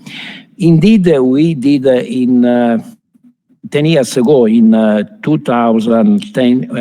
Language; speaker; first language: English; non-native, fluent; Italian